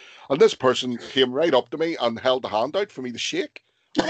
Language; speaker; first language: English; native; English